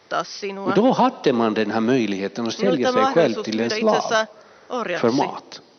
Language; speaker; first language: Swedish; non-native, fluent; Finnish